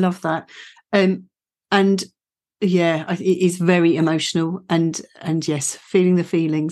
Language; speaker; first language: English; native; English